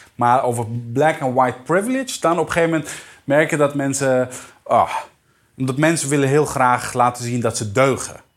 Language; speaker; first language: Dutch; early bilingual, other home language; Arabic